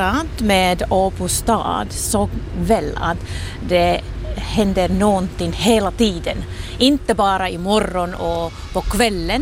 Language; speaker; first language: Swedish; non-native, local second language; Finnish